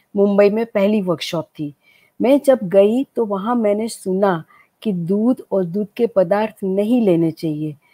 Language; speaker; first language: Hindi; non-native, local second language; Gujarati